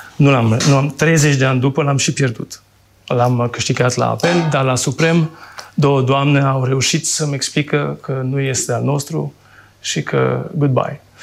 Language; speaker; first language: Romanian; non-native, fluent; French